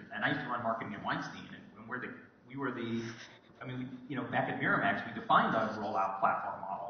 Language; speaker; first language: English; native; English